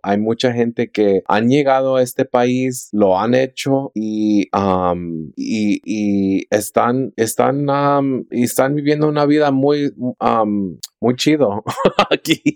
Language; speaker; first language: Spanish; early bilingual, heritage; Spanish